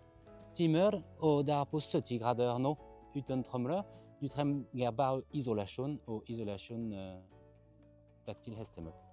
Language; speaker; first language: Norwegian; non-native, fluent; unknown